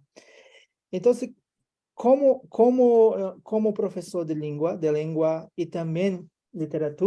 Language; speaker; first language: Spanish; non-native, learner; Portuguese